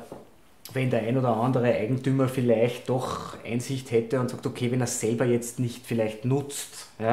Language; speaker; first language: German; native; German